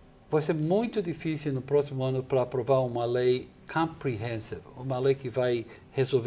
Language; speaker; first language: Portuguese; non-native, fluent; English